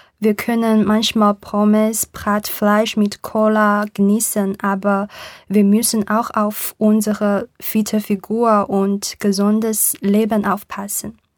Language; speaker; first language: German; non-native, learner; Chinese